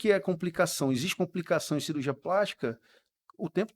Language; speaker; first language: Portuguese; native; Portuguese